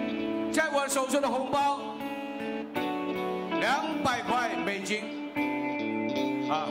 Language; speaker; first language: Chinese; early bilingual, heritage; Chinese